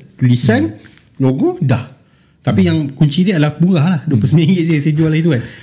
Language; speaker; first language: Malay; native; Malay